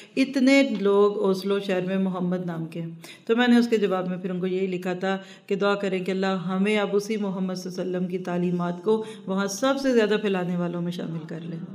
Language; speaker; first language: Urdu; early bilingual, heritage; Urdu